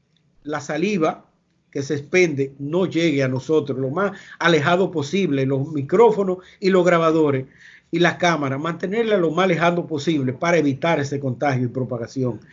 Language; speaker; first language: Spanish; native; Spanish